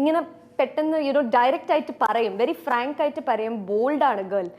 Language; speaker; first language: Malayalam; non-native, fluent; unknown